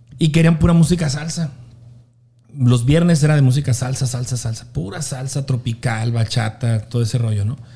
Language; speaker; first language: Spanish; native; Spanish